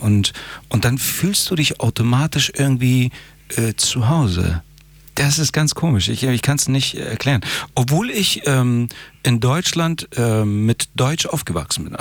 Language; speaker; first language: German; early bilingual, other home language; Persian